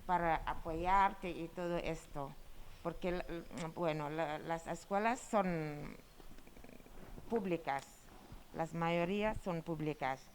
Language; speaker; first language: Spanish; non-native, fluent; Wolof